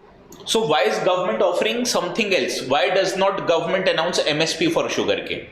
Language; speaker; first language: English; non-native, local second language; Hindi